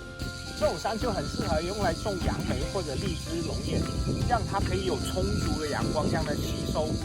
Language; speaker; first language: Chinese; non-native, local second language; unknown